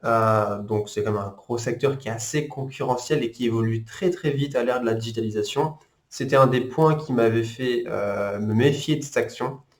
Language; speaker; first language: French; native; French